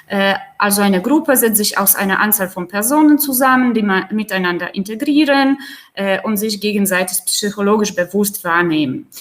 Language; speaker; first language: German; non-native, fluent; Polish